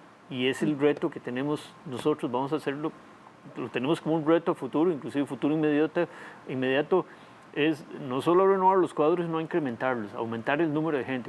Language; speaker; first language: Spanish; native; Spanish